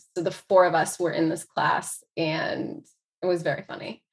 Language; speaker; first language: English; native; English